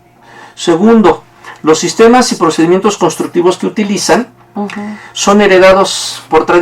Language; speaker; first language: Spanish; native; Spanish